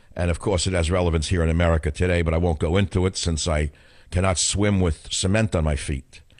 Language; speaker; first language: English; native; English